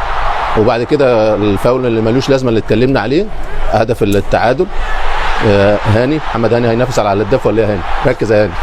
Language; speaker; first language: Arabic; native; Arabic